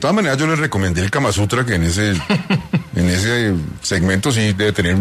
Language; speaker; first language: Spanish; native; Spanish